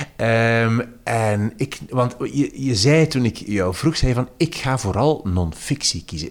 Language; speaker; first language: Dutch; native; Dutch